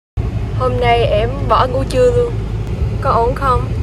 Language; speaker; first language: Vietnamese; early bilingual, heritage; Vietnamese